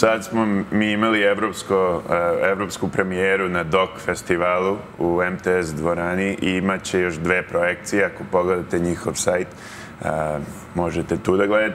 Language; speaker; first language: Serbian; early bilingual, heritage; Serbian